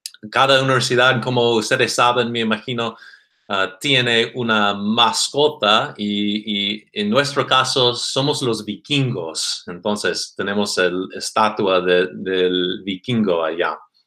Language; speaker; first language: Spanish; non-native, fluent; English